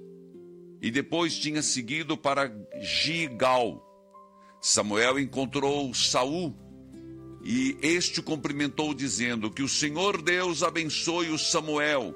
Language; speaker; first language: Portuguese; native; Portuguese